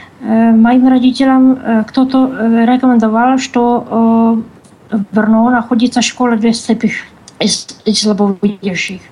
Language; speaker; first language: Russian; non-native, learner; Czech